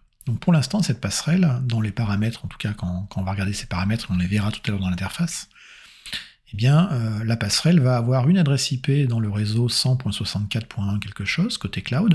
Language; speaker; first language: French; native; French